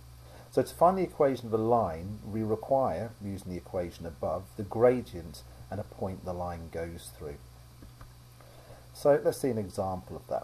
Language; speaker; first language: English; native; English